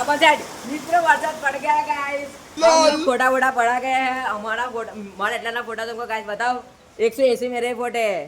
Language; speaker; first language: Hindi; non-native, local second language; Gujarati